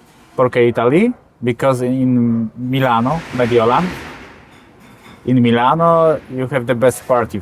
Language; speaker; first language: English; non-native, learner; Polish